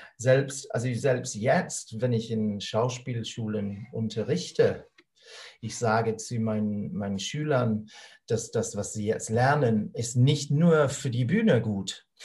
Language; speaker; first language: German; non-native, fluent; English